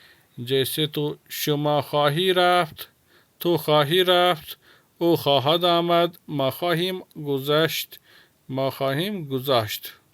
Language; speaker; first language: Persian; non-native, fluent; Urdu